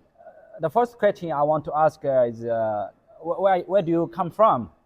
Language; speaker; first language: English; non-native, learner; Chinese